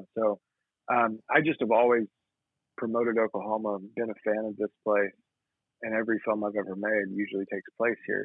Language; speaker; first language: English; native; English